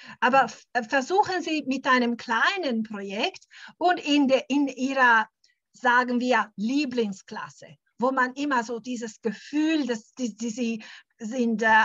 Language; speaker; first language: German; non-native, fluent; Italian